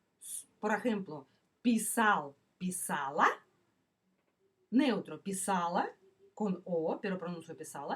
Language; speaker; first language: Spanish; non-native, fluent; Russian